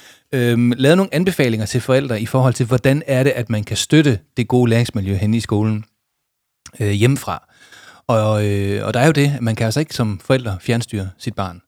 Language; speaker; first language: Danish; native; Danish